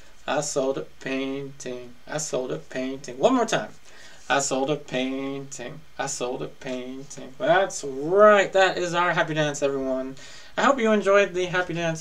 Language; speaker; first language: English; early bilingual, other home language; Spanish